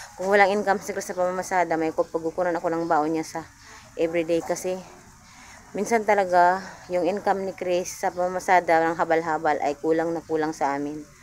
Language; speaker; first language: Filipino; non-native, local second language; Cebuano